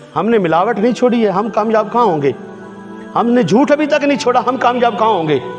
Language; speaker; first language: Urdu; non-native, local second language; Punjabi